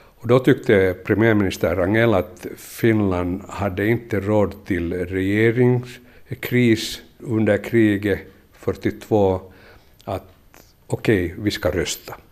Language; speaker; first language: Swedish; native; Swedish